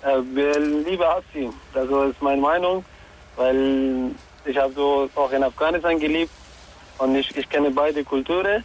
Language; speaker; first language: German; non-native, learner; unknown